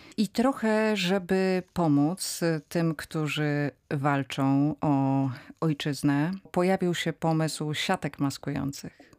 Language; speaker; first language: Polish; native; Polish